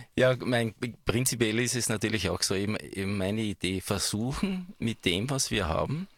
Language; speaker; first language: German; native; German